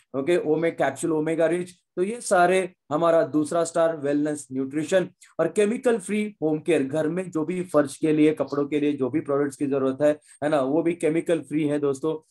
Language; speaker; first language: Hindi; non-native, local second language; Marathi